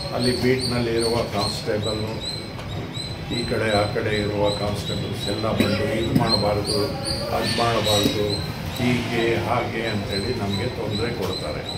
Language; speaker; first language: Kannada; non-native, local second language; Urdu